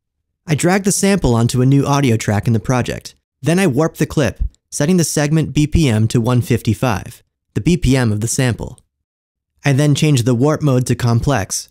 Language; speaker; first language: English; native; English